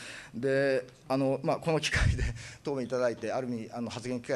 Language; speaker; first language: Japanese; native; Japanese